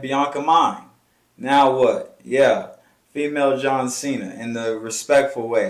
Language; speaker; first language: English; native; English